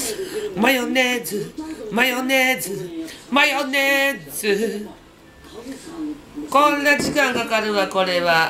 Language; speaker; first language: Japanese; native; Japanese